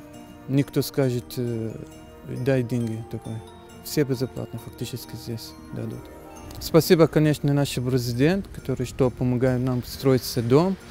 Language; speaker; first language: Russian; non-native, learner; Arabic